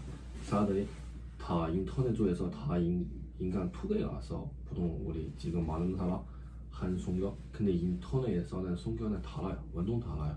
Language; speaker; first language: Korean; non-native, learner; Chinese